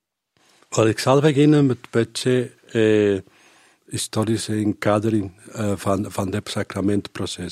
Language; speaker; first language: Dutch; non-native, learner; Spanish